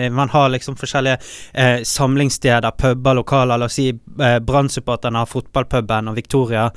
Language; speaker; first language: Norwegian; native; Norwegian